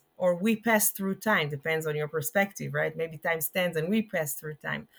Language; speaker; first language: English; non-native, fluent; Hebrew